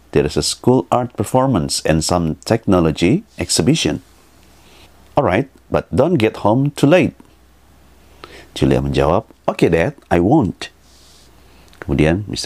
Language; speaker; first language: English; non-native, fluent; Indonesian